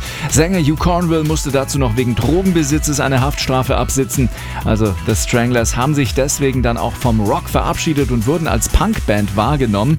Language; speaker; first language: German; native; German